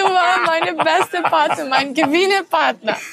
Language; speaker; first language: German; non-native, learner; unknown